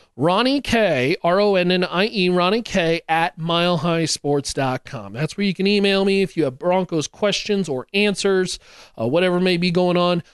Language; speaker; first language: English; native; English